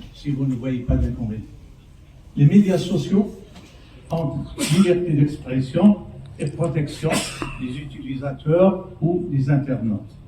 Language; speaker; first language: French; non-native, local second language; Arabic